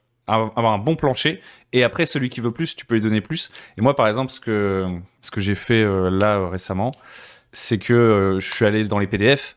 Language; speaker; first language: French; native; French